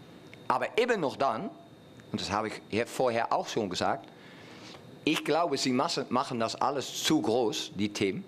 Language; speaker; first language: German; non-native, fluent; Dutch